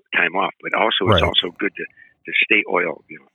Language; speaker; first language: English; native; English